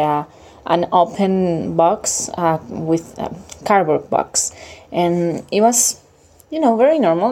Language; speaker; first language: English; non-native, fluent; Spanish